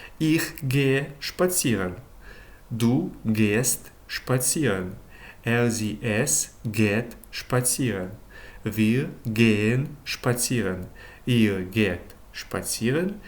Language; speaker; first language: German; non-native, fluent; Ukrainian